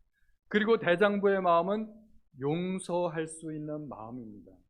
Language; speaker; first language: Korean; native; Korean